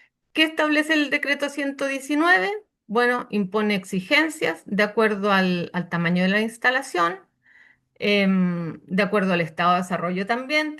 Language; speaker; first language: Spanish; native; Spanish